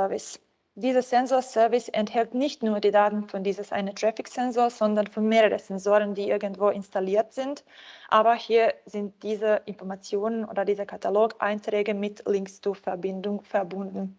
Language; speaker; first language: German; non-native, fluent; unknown